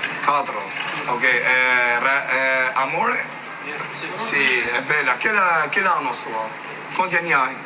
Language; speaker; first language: Italian; non-native, learner; Albanian